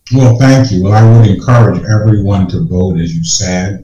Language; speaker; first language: English; native; English